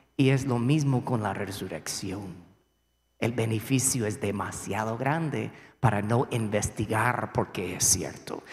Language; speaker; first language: Spanish; non-native, fluent; English